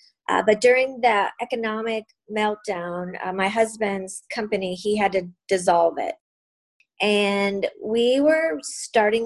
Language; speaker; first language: English; native; English